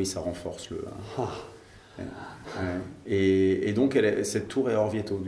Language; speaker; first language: French; native; French